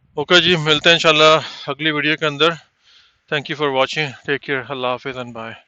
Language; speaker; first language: Urdu; native; Urdu